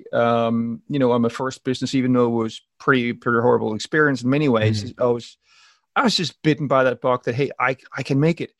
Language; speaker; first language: English; non-native, fluent; Danish